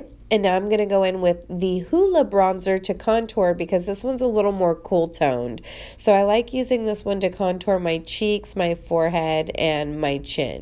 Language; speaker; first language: English; native; English